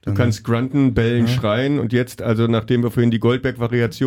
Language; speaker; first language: German; native; German